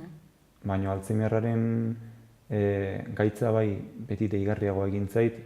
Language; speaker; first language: Basque; native; Basque